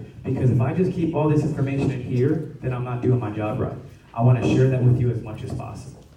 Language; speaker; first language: English; native; English